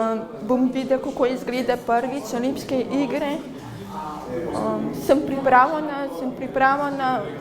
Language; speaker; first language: Slovenian; non-native, learner; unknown